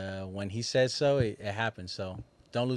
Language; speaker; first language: English; native; English